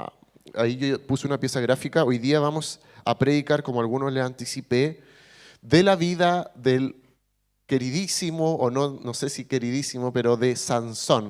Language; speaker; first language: Spanish; native; Spanish